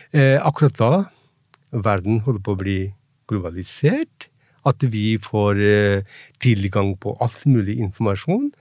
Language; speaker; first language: Norwegian; non-native, fluent; Punjabi